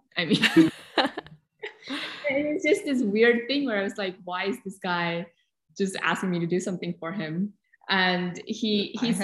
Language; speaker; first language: English; non-native, local second language; Malayalam